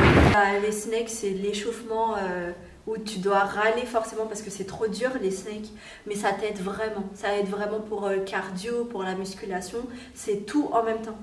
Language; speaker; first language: French; native; French